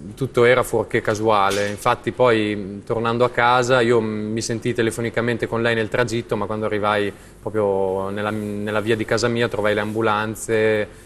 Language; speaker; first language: Italian; native; Italian